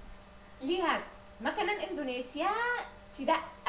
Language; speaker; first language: Indonesian; non-native, learner; Arabic